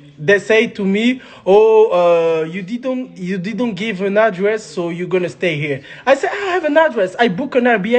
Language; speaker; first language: English; non-native, learner; French